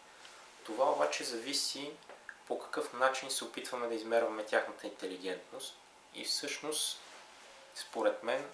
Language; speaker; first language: Bulgarian; native; Bulgarian